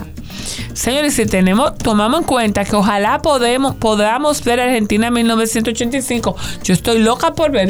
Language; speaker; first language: Spanish; native; Spanish